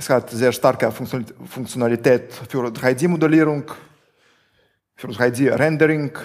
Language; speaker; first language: German; non-native, fluent; Russian